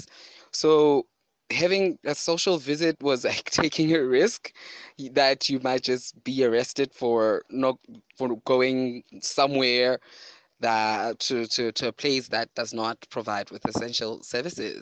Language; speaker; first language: English; non-native, local second language; Southern Sotho